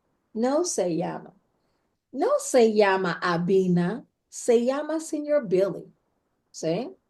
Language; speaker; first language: Spanish; non-native, fluent; English